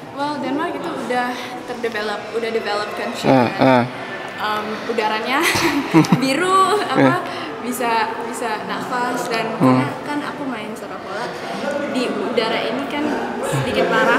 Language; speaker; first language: Indonesian; early bilingual, heritage; English